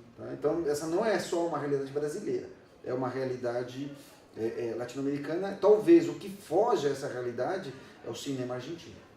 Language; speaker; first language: Portuguese; non-native, fluent; Spanish